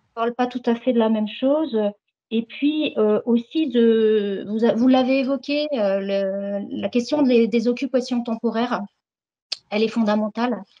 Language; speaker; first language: French; native; French